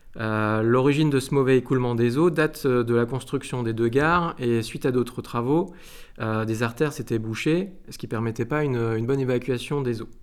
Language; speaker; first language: French; native; French